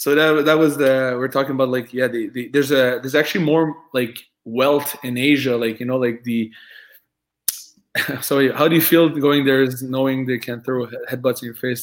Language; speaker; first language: English; non-native, fluent; French